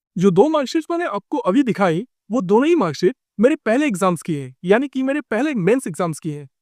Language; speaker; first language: Hindi; native; Hindi